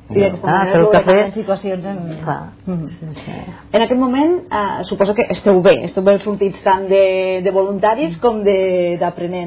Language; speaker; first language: Catalan; native; Catalan